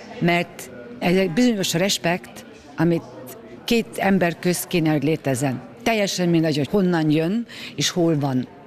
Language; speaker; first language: Hungarian; early bilingual, heritage; Hungarian